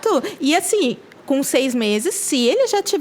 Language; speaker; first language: Portuguese; native; Portuguese